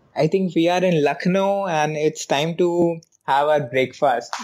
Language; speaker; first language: English; non-native, local second language; Hindi